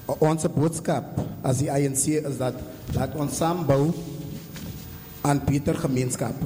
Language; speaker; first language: Afrikaans; non-native, local second language; Xhosa